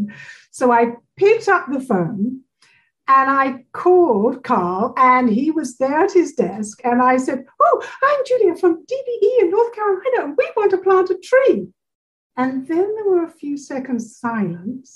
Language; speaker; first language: English; native; English